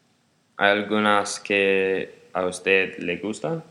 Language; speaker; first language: Spanish; non-native, learner; English